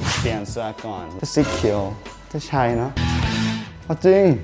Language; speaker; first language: Thai; non-native, learner; Korean